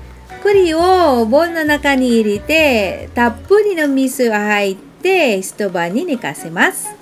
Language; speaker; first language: Japanese; non-native, fluent; Filipino